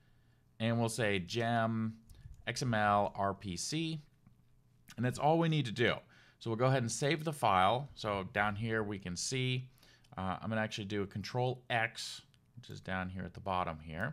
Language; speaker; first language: English; native; English